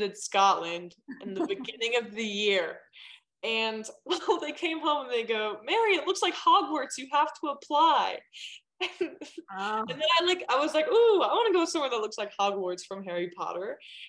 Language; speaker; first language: English; native; English